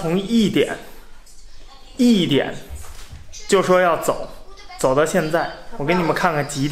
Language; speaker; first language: Chinese; native; Chinese